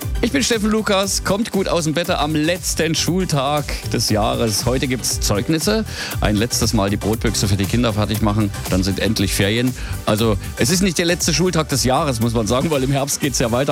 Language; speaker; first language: German; native; German